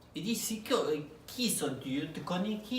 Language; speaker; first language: French; non-native, learner; Arabic